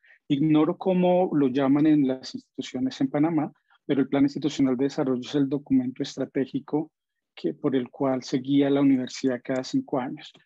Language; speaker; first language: Spanish; native; Spanish